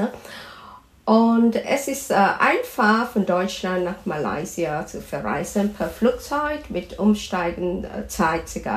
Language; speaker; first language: German; non-native, fluent; Malay